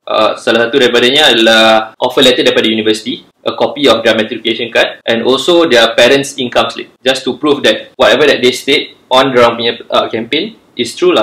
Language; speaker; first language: English; non-native, local second language; Malay